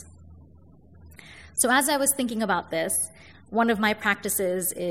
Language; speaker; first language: English; native; English